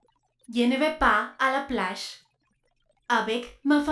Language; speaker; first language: French; non-native, learner; Spanish